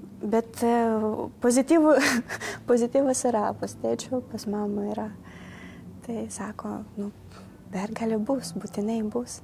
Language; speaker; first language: Lithuanian; non-native, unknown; Ukrainian